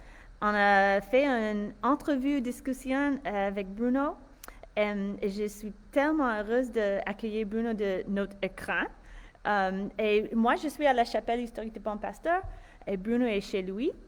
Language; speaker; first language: French; non-native, fluent; English